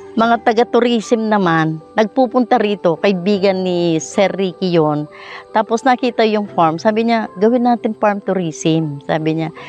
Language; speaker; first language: Filipino; non-native, local second language; Pampanga